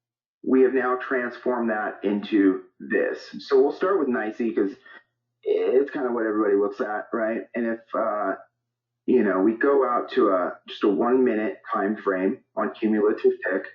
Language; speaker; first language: English; native; English